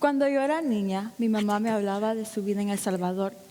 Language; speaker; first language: Spanish; early bilingual, heritage; Spanish